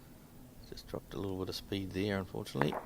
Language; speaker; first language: English; native; English